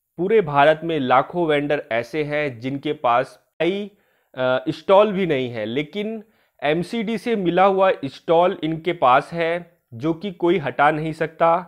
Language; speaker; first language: Hindi; native; Hindi